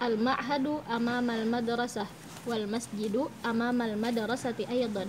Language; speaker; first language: Arabic; non-native, learner; Indonesian